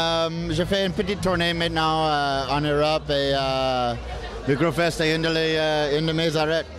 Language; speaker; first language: French; non-native, local second language; English